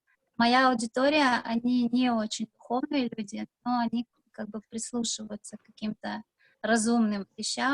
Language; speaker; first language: Russian; native; Russian